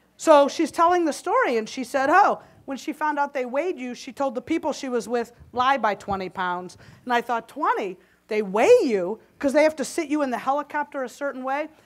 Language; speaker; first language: English; native; English